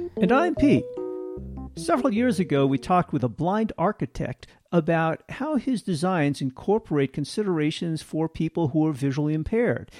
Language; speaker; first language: English; native; English